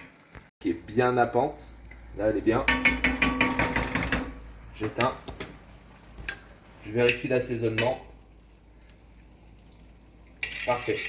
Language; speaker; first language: French; native; French